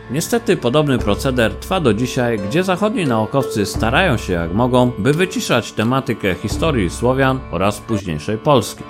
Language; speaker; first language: Polish; native; Polish